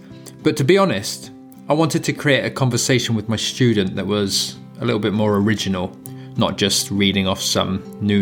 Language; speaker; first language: English; native; English